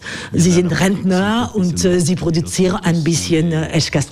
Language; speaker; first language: German; non-native, learner; French